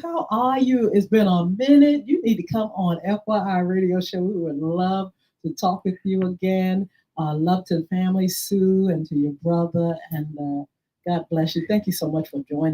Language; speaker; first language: English; native; English